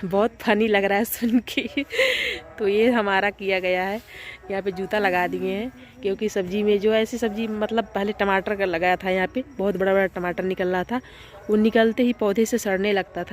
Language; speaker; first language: Hindi; non-native, local second language; Bhojpuri